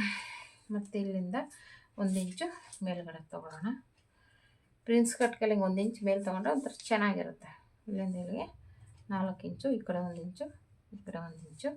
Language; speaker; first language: Kannada; native; Kannada